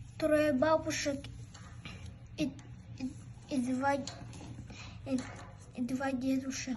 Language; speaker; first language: Russian; non-native, local second language; Yakut